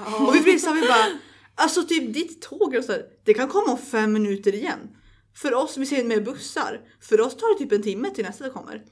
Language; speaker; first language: Swedish; native; Swedish